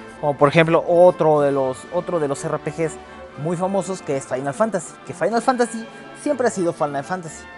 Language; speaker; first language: Spanish; native; Spanish